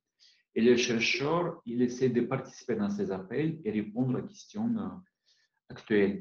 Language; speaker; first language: French; non-native, fluent; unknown